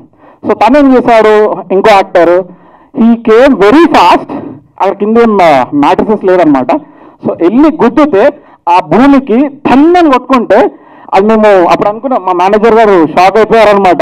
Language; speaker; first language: Telugu; native; Telugu